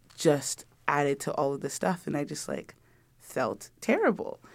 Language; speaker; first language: English; early bilingual, other home language; Yoruba